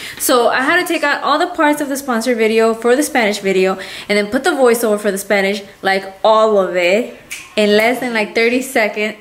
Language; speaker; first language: English; early bilingual, other home language; Spanish